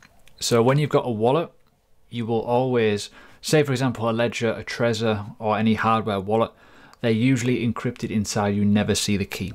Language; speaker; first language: English; native; English